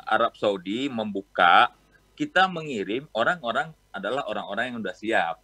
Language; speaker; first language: Indonesian; non-native, local second language; Achinese